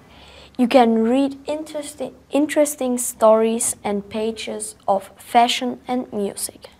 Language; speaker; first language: English; non-native, learner; German